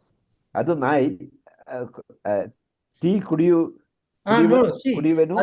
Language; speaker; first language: Kannada; non-native, learner; Hindi